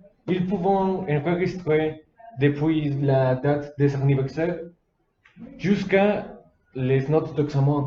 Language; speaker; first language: French; non-native, learner; Spanish